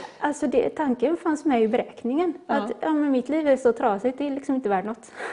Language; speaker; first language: Swedish; native; Swedish